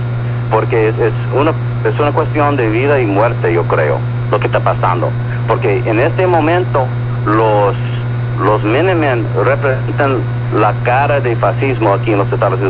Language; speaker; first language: Spanish; early bilingual, heritage; Spanish